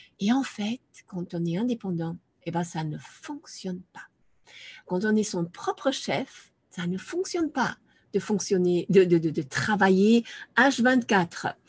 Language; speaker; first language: French; non-native, fluent; German